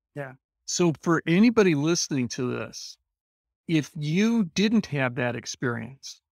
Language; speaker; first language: English; native; English